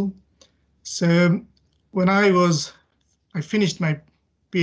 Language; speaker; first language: English; non-native, local second language; Bangla